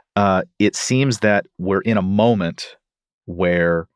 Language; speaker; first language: English; native; English